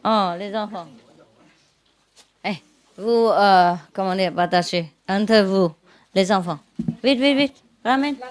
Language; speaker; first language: French; non-native, learner; Vietnamese